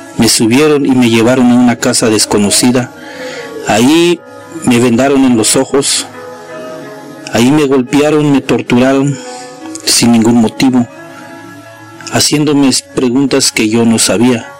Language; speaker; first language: Spanish; non-native, local second language; Tzotzil